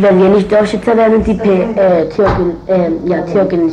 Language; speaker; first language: German; non-native, learner; Kurdish